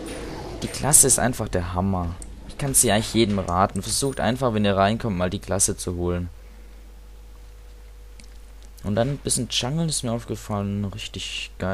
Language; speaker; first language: German; native; German